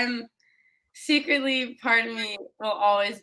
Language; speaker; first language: English; native; English